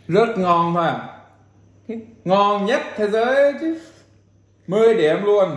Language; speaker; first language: Vietnamese; non-native, fluent; English